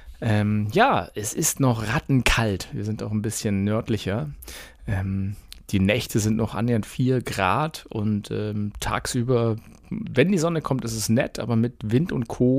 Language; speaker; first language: German; native; German